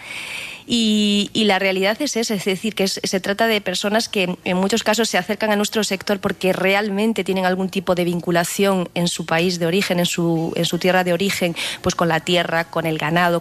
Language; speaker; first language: Spanish; native; Spanish